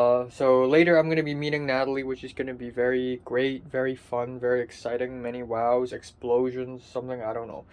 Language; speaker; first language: English; non-native, local second language; Cantonese